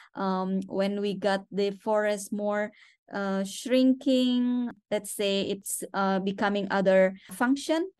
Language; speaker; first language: English; non-native, fluent; Indonesian